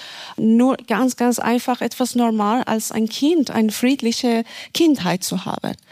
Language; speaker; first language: German; non-native, fluent; Persian